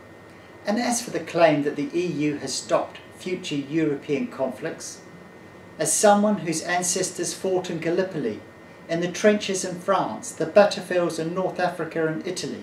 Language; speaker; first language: English; native; English